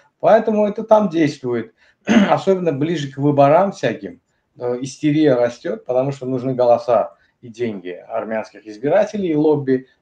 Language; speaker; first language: Russian; non-native, local second language; Azerbaijani